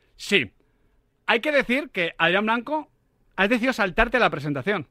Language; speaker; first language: Spanish; native; Spanish